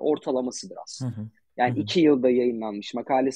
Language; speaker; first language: Turkish; native; Turkish